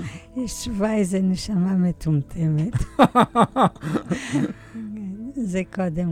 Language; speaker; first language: Hebrew; early bilingual, other home language; Polish